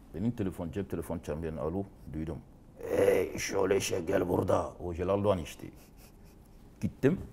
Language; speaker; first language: Turkish; non-native, learner; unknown